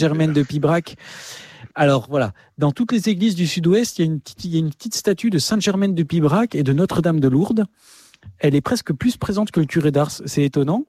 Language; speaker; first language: French; native; French